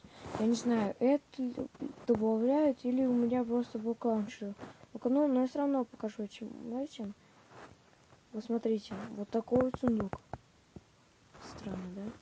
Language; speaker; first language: Russian; native; Russian